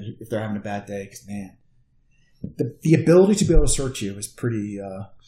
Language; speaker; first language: English; native; English